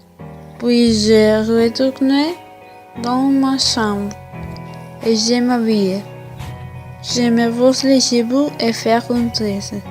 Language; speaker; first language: French; non-native, learner; Spanish